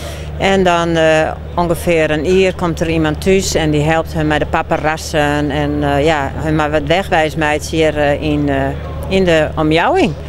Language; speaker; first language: Dutch; non-native, local second language; Western Frisian